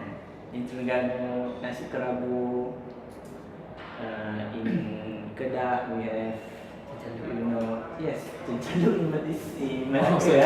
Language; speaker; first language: English; non-native, learner; Malay